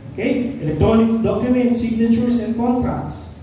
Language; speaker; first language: English; non-native, local second language; Filipino